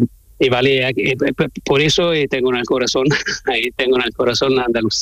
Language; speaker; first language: Spanish; non-native, learner; Italian